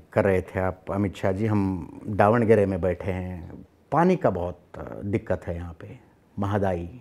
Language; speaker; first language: Hindi; non-native, local second language; Kannada